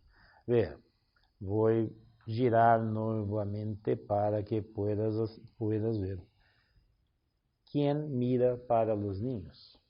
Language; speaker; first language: Spanish; non-native, learner; Portuguese